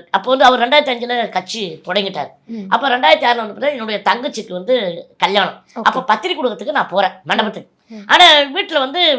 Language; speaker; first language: Tamil; native; Tamil